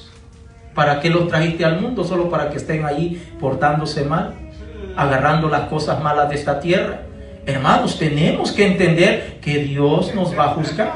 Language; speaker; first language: Spanish; native; Spanish